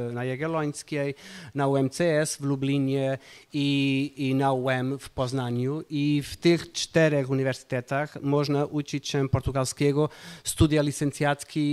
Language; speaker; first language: Polish; non-native, fluent; Portuguese